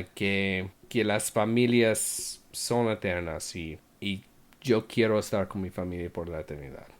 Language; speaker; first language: Spanish; non-native, fluent; English